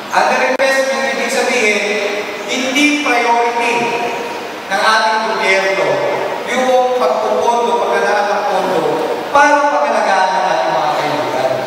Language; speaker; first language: Filipino; native; Filipino